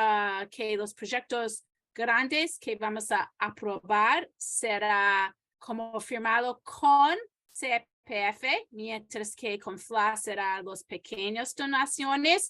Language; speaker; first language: Spanish; non-native, fluent; English